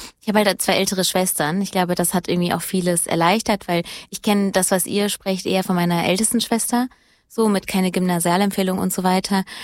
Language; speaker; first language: German; early bilingual, other home language; Italian